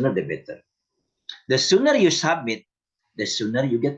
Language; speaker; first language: English; non-native, fluent; Indonesian